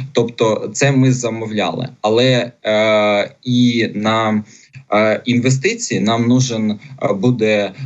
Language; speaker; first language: Ukrainian; non-native, local second language; Russian